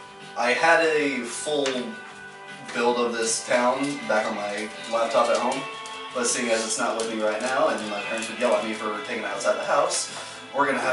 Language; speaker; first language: English; native; English